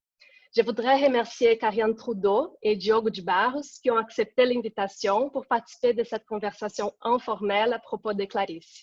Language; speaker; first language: French; non-native, fluent; Portuguese